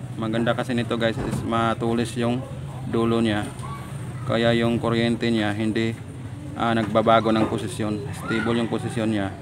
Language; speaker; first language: Filipino; non-native, local second language; Cebuano